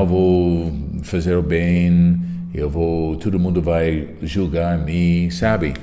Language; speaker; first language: Portuguese; non-native, fluent; English